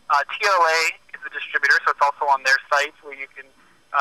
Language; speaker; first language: English; native; English